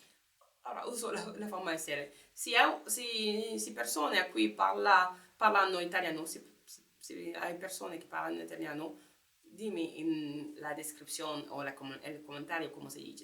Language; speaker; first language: Italian; non-native, learner; French